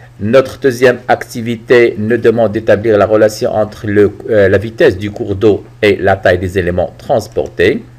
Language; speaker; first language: French; non-native, local second language; Arabic